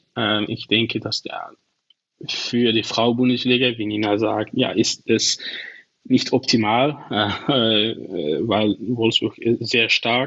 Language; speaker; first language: German; non-native, learner; Dutch